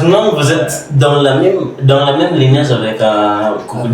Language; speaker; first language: French; non-native, learner; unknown